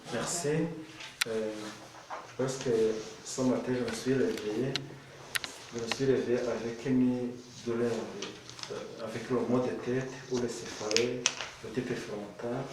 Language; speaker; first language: French; non-native, local second language; Rundi